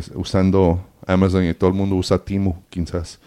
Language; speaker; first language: Spanish; early bilingual, heritage; Spanish